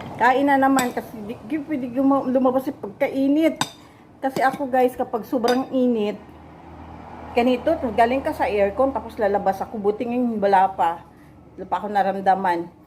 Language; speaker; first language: Filipino; non-native, local second language; Cebuano